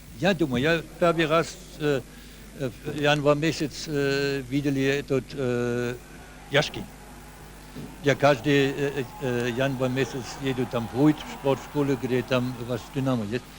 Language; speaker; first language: Russian; non-native, learner; German